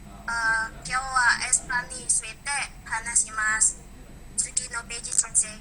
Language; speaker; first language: Japanese; non-native, learner; Indonesian